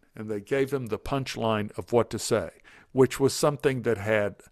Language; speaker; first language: English; native; English